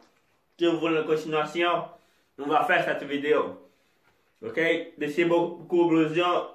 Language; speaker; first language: French; non-native, learner; Portuguese